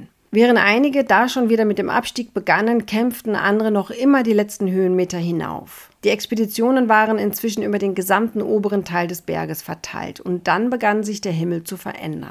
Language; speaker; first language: German; native; German